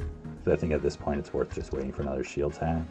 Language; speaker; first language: English; native; English